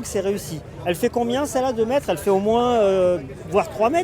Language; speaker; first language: French; native; French